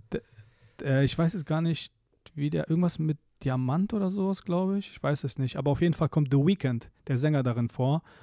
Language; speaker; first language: German; early bilingual, other home language; Polish